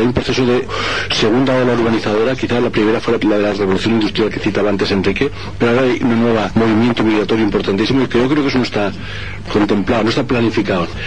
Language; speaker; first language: Spanish; native; Spanish